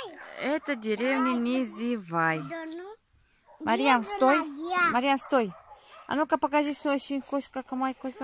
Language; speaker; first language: Russian; non-native, local second language; Tajik